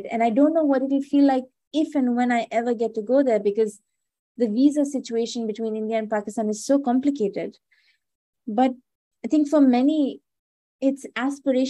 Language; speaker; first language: English; non-native, local second language; Hindi